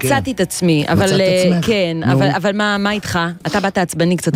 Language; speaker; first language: Hebrew; native; Hebrew